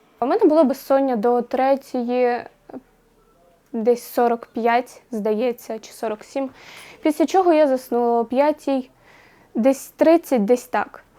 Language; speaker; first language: Ukrainian; non-native, local second language; Russian